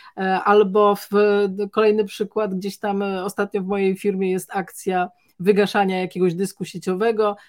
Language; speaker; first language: Polish; native; Polish